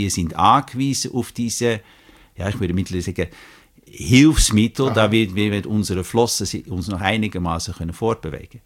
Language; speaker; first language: German; native; German